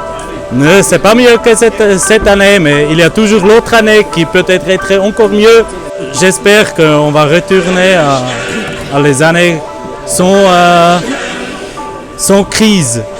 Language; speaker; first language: French; non-native, learner; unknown